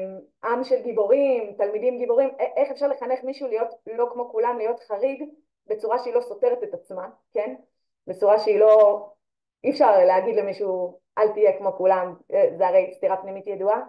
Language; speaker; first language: Hebrew; native; Hebrew